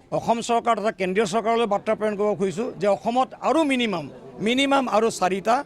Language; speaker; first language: Assamese; native; Assamese